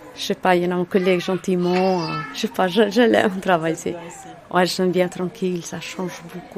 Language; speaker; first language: French; non-native, learner; Albanian